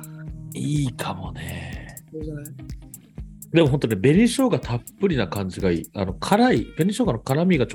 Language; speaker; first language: Japanese; native; Japanese